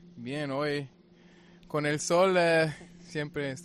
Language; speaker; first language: Spanish; non-native, fluent; German